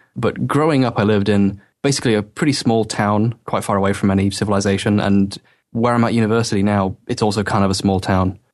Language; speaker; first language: English; native; English